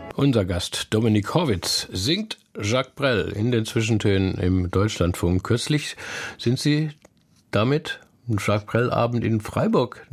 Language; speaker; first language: German; native; German